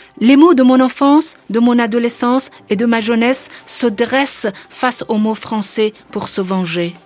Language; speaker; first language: French; non-native, fluent; Persian